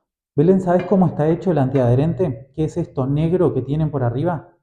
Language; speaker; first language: Spanish; native; Spanish